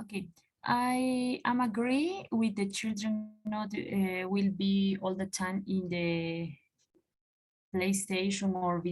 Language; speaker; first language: English; non-native, learner; Spanish